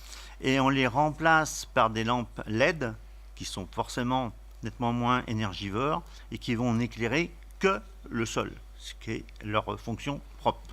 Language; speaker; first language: French; native; French